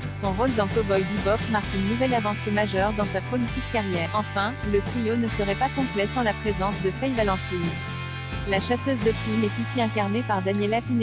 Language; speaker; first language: French; native; French